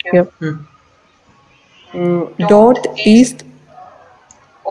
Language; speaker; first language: German; non-native, learner; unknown